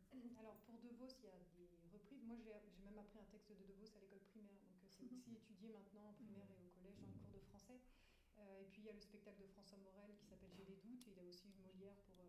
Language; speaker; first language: French; native; French